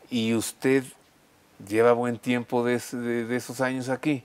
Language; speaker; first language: Spanish; native; Spanish